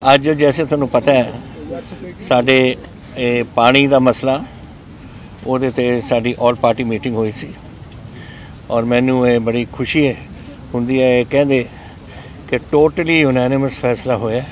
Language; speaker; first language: Punjabi; native; Punjabi